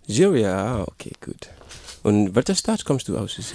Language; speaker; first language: German; non-native, learner; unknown